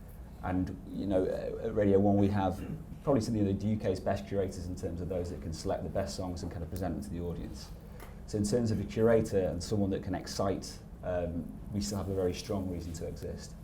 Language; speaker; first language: English; native; English